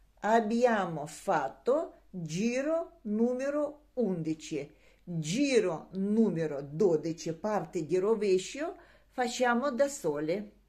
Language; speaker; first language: Italian; non-native, learner; Russian